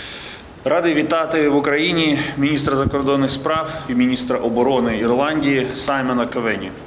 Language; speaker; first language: Ukrainian; native; Ukrainian